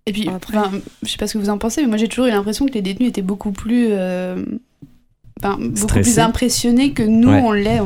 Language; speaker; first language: French; native; French